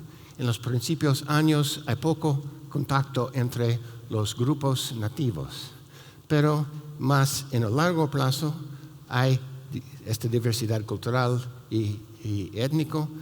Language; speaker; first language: Spanish; non-native, fluent; English